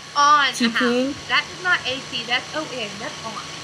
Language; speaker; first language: English; native; English